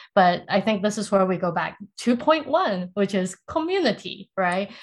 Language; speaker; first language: English; early bilingual, other home language; Chinese